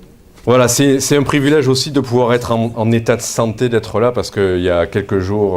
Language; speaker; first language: French; native; French